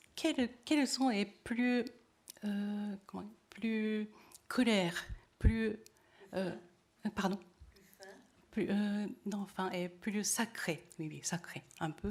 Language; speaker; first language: French; non-native, learner; Japanese